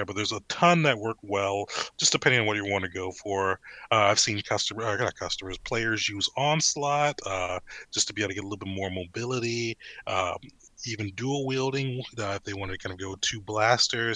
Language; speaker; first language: English; native; English